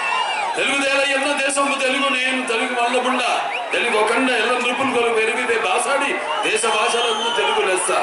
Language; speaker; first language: Telugu; native; Telugu